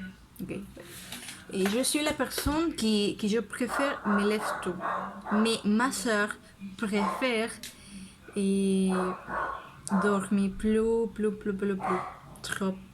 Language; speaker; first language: French; non-native, learner; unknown